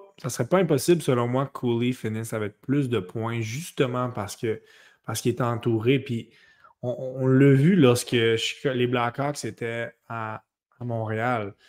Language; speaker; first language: French; native; French